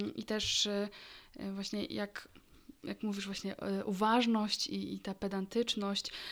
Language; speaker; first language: Polish; native; Polish